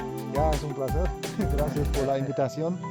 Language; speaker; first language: Spanish; non-native, learner; English